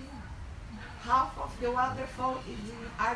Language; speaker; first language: English; non-native, learner; Portuguese